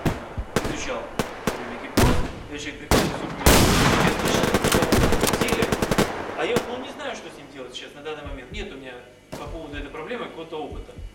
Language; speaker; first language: Russian; native; Russian